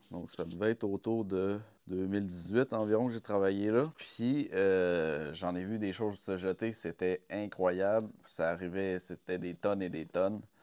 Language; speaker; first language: French; native; French